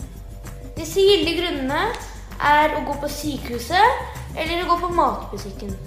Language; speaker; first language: Norwegian; early bilingual, heritage; Norwegian